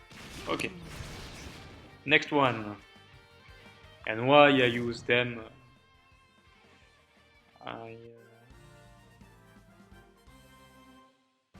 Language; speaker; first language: English; non-native, learner; French